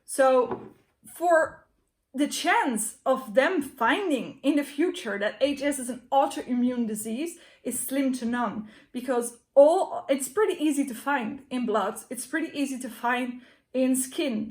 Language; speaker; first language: English; non-native, fluent; Dutch